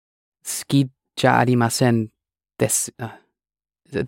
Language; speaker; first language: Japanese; non-native, learner; English